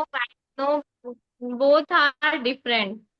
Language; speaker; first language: English; non-native, learner; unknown